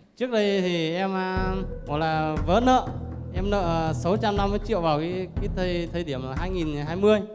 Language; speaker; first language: Vietnamese; non-native, local second language; Iu Mien